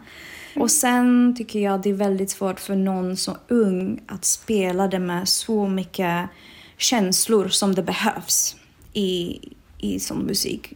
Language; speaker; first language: Swedish; non-native, fluent; Czech